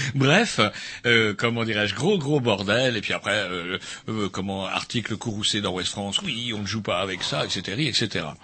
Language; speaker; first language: French; native; French